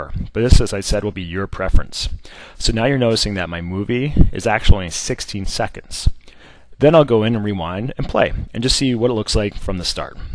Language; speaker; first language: English; native; English